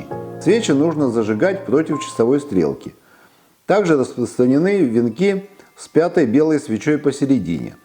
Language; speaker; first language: Russian; native; Russian